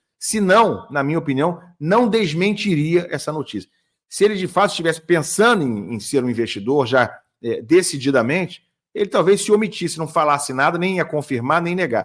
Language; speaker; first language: Portuguese; native; Portuguese